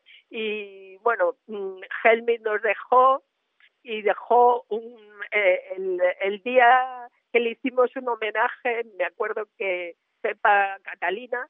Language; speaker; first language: Spanish; native; Spanish